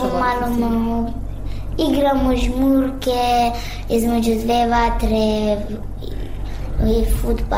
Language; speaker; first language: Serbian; non-native, learner; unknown